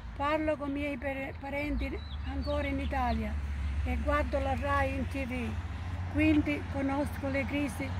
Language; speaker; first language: Italian; native; Italian